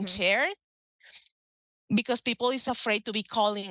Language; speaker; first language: English; non-native, fluent; Spanish